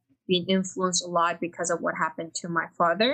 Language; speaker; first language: English; non-native, fluent; Chinese